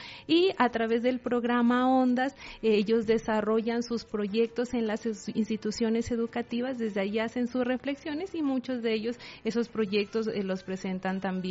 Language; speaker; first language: Spanish; native; Spanish